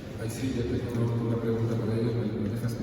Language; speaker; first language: Spanish; native; Spanish